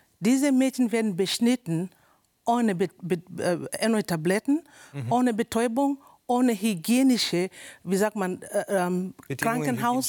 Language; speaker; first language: German; non-native, learner; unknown